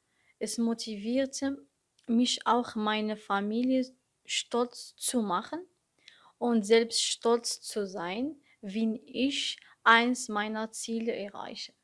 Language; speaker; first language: German; non-native, learner; Arabic